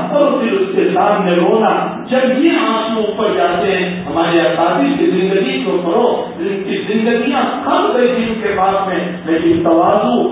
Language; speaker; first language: Urdu; non-native, local second language; Gujarati